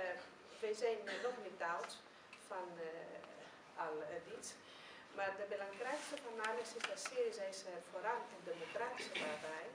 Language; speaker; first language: Dutch; non-native, fluent; Greek